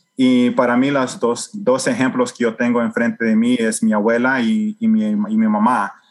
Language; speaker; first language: Spanish; native; Spanish